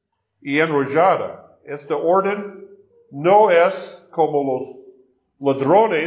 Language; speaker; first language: Spanish; non-native, learner; English